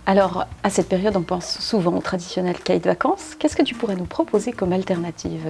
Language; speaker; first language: French; native; French